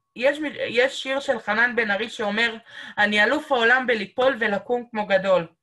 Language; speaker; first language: Hebrew; native; Hebrew